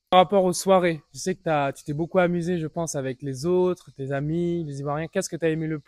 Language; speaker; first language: French; native; French